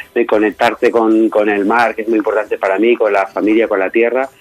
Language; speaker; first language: Spanish; native; Spanish